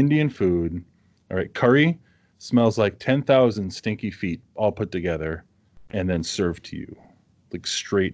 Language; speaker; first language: English; native; English